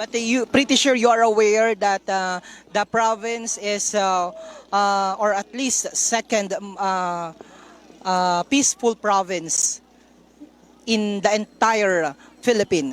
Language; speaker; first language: English; non-native, local second language; Filipino